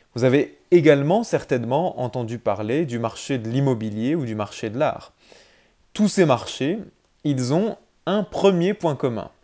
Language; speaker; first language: French; native; French